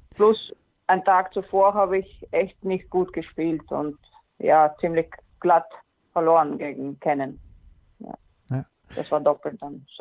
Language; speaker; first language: German; non-native, fluent; Latvian